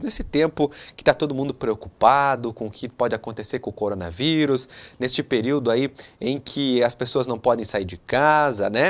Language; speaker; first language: Portuguese; native; Portuguese